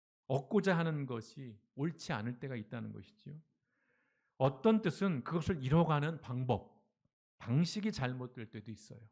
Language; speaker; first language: Korean; native; Korean